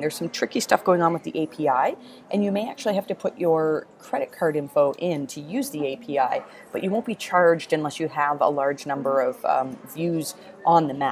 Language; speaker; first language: English; native; English